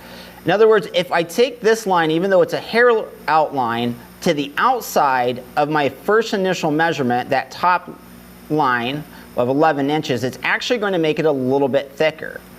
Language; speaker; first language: English; native; English